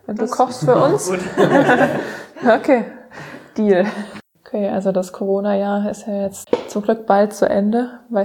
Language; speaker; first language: German; native; German